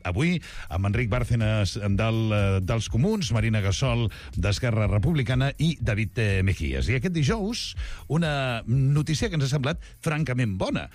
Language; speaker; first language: Catalan; native; Catalan